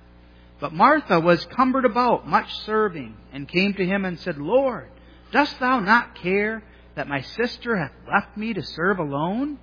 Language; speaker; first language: English; native; English